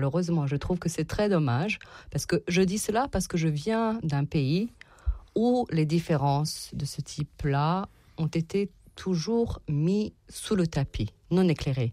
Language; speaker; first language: French; non-native, fluent; Serbian